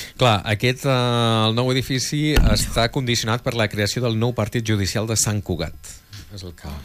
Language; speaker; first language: Catalan; native; Catalan